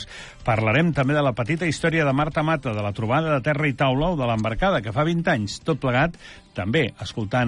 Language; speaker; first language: Catalan; native; Catalan